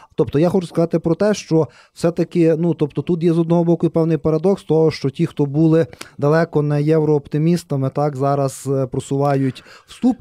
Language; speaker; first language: Ukrainian; native; Ukrainian